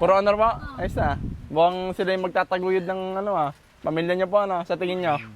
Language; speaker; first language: Filipino; native; Filipino